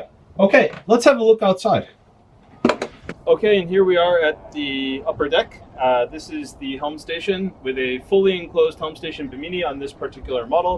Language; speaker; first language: English; native; English